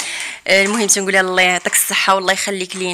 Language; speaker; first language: Arabic; native; Arabic